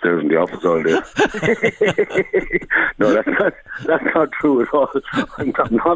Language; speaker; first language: English; native; English